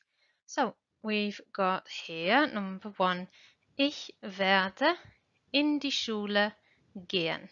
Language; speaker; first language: German; non-native, fluent; English